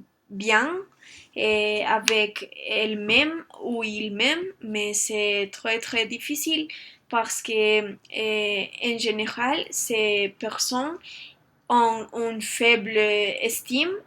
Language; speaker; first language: French; non-native, learner; Spanish